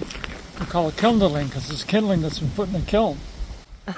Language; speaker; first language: English; native; English